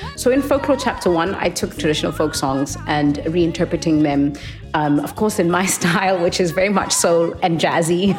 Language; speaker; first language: English; non-native, local second language; Xhosa